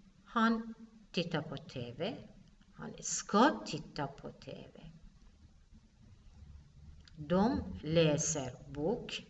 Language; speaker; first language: Swedish; non-native, fluent; Persian